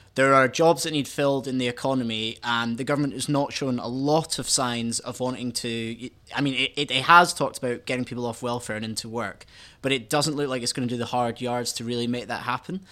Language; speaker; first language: English; native; English